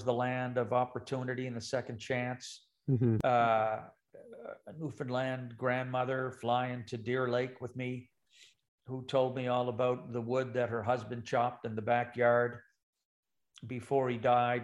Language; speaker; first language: English; native; English